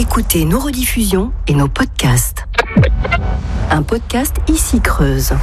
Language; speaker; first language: French; native; French